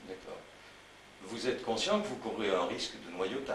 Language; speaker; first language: French; native; French